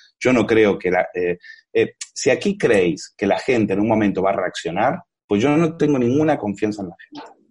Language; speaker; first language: Spanish; native; Spanish